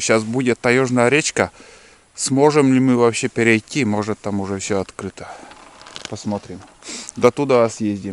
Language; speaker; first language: Russian; native; Russian